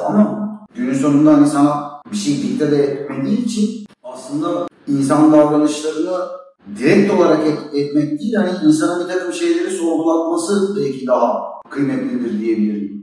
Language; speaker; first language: Turkish; native; Turkish